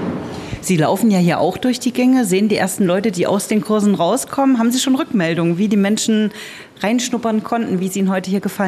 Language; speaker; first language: German; native; German